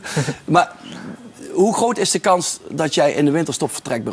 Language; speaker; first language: Dutch; native; Dutch